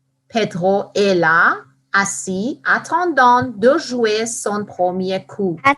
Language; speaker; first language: French; non-native, fluent; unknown